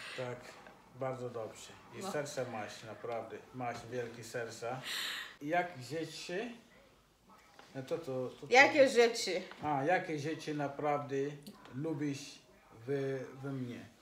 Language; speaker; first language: Polish; non-native, learner; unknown